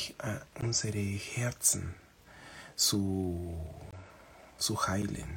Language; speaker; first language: German; non-native, fluent; Spanish